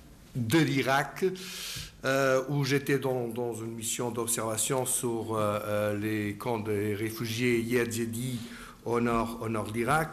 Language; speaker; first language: French; non-native, fluent; Portuguese